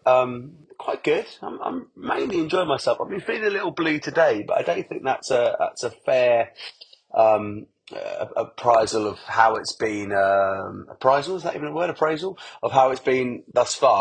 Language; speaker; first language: English; native; English